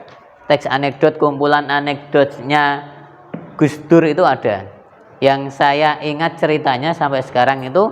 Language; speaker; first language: Indonesian; native; Indonesian